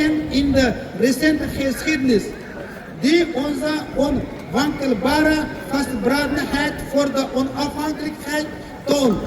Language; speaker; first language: Dutch; non-native, local second language; Uyghur